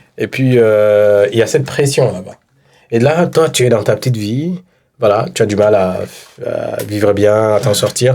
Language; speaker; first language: French; non-native, local second language; Wolof